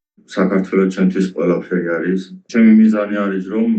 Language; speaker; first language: Georgian; early bilingual, heritage; Georgian